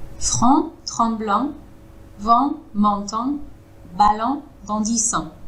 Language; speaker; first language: French; non-native, fluent; English